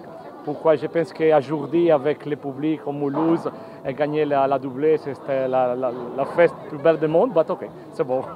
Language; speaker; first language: French; non-native, learner; Italian